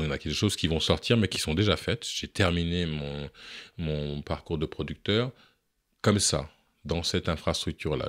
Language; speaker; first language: French; native; French